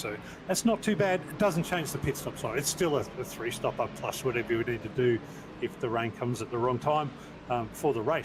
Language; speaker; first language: English; native; English